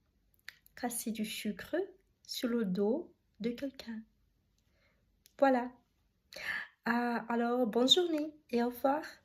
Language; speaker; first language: French; non-native, fluent; Russian